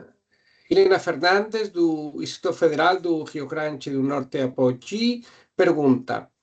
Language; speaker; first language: Portuguese; non-native, fluent; Spanish